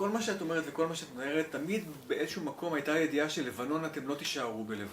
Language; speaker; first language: Hebrew; native; Hebrew